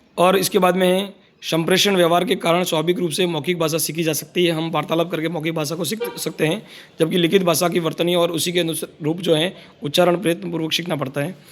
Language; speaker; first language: Hindi; native; Hindi